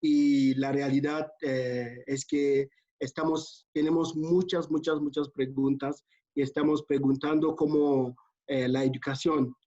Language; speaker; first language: Spanish; non-native, fluent; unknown